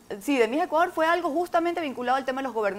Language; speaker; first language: Spanish; native; Spanish